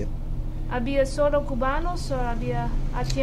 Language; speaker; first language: Spanish; non-native, fluent; English